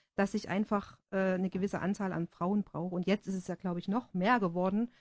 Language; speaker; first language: German; native; German